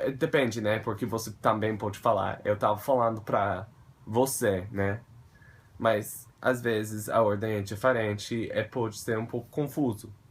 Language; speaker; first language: Portuguese; non-native, fluent; English